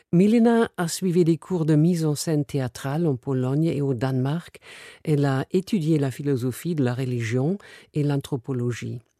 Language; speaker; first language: French; non-native, fluent; German